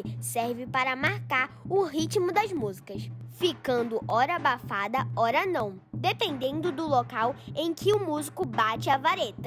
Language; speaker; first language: Portuguese; native; Portuguese